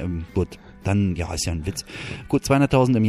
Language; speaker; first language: German; native; German